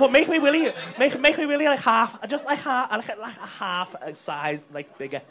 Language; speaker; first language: English; native; English